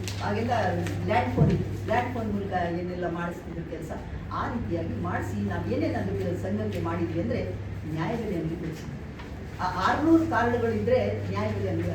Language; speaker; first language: Kannada; non-native, local second language; Lambadi